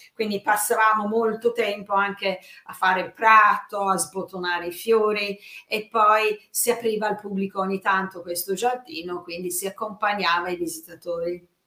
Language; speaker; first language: Italian; non-native, fluent; English